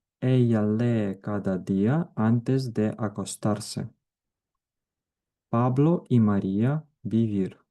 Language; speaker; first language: Spanish; non-native, fluent; Ukrainian